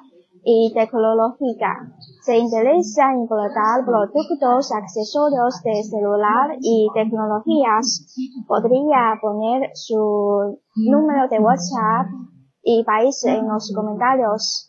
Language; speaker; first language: Spanish; non-native, learner; Chinese